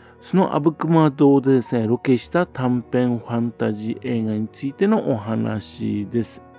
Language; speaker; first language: Japanese; native; Japanese